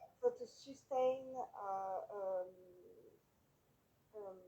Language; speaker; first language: English; non-native, learner; French